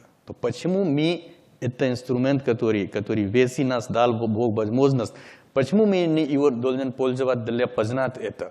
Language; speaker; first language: Russian; non-native, learner; Hindi